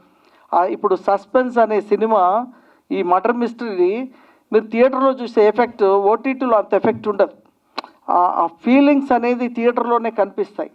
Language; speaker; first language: Telugu; native; Telugu